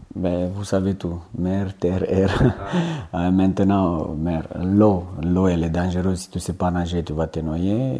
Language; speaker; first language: French; non-native, fluent; Romanian